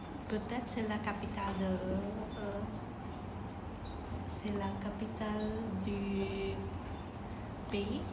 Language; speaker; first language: French; non-native, learner; Khmer